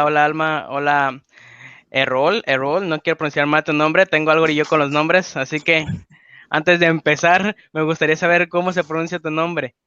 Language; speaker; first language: Spanish; native; Spanish